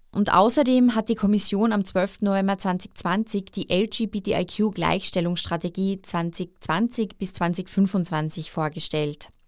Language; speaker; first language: German; native; German